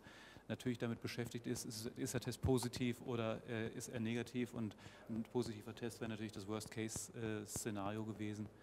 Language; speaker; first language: German; native; German